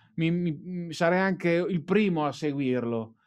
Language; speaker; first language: Italian; native; Italian